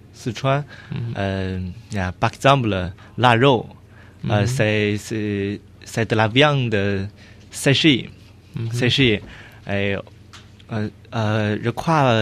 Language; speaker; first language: French; non-native, learner; Chinese